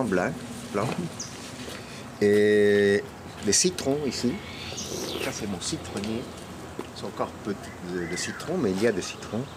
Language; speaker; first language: French; non-native, learner; Spanish